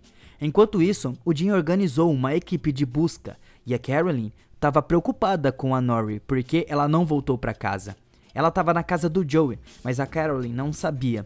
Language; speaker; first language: Portuguese; native; Portuguese